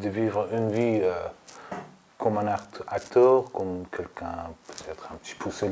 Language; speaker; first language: French; non-native, learner; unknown